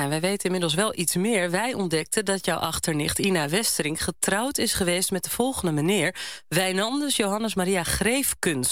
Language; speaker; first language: Dutch; native; Dutch